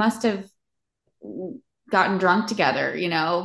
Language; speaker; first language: English; native; English